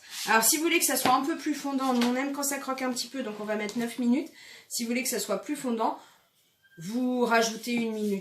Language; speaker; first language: French; native; French